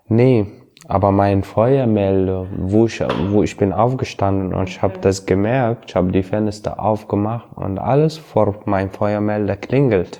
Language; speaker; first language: German; non-native, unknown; Arabic